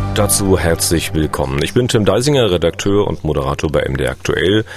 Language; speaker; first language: German; native; German